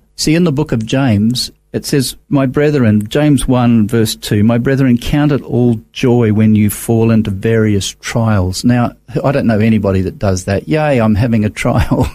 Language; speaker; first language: English; native; English